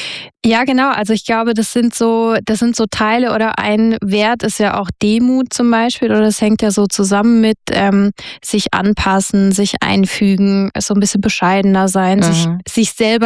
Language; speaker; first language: German; native; German